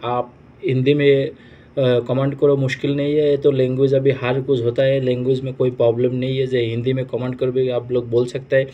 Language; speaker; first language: Hindi; non-native, learner; Bangla